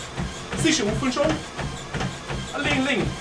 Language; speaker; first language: Chinese; non-native, learner; Russian